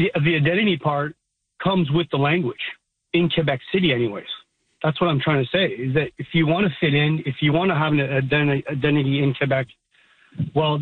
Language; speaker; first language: English; native; English